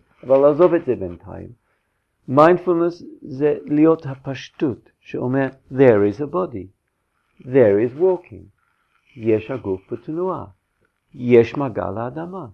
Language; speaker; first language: Hebrew; non-native, fluent; English